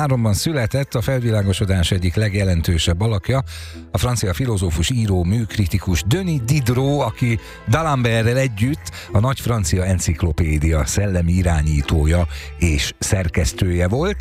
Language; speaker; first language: Hungarian; native; Hungarian